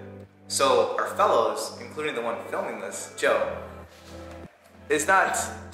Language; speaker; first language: English; native; English